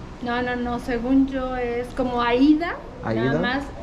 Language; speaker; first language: Spanish; native; Spanish